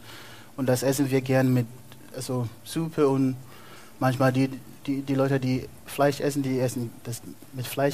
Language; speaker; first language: German; non-native, fluent; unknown